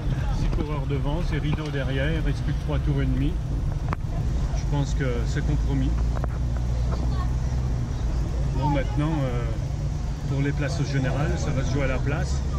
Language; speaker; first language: French; native; French